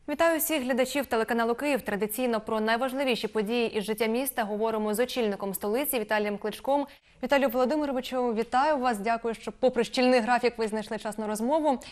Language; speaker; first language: Ukrainian; native; Ukrainian